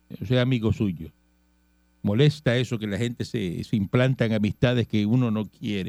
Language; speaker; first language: Spanish; native; Spanish